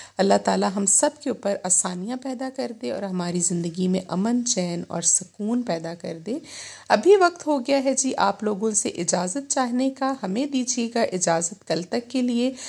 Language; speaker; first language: Urdu; native; Urdu